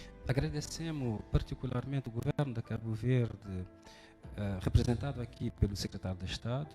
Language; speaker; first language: Portuguese; non-native, fluent; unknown